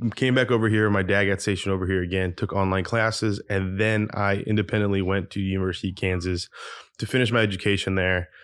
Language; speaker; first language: English; early bilingual, other home language; Spanish